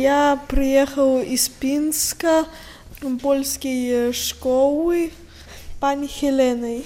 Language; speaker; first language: Polish; non-native, learner; Russian